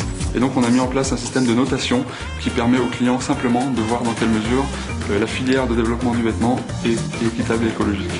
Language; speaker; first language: French; native; French